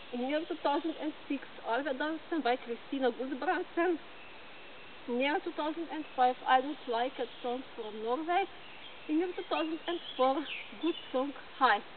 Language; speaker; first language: English; non-native, learner; Slovenian